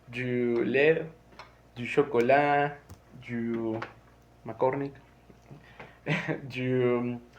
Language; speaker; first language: French; non-native, learner; Spanish